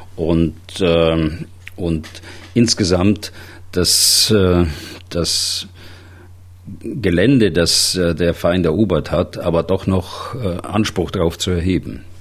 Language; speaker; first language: German; native; German